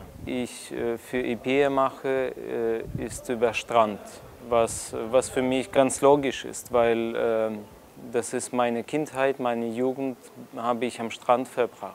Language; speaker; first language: German; non-native, fluent; Russian